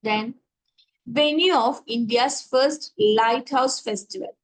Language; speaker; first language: English; non-native, local second language; Malayalam